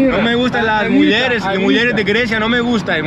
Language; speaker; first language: Spanish; non-native, learner; English